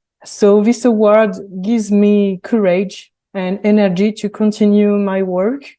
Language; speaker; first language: English; non-native, fluent; French